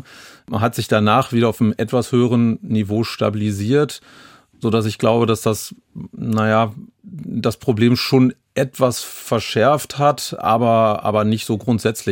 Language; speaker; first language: German; native; German